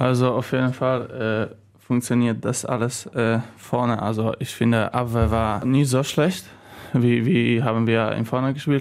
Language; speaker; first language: German; non-native, learner; Polish